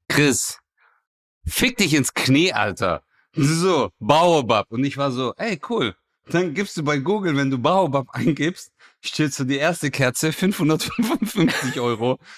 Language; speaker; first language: German; early bilingual, other home language; Turkish